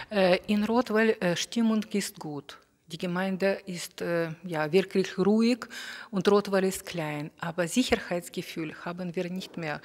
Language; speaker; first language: German; non-native, fluent; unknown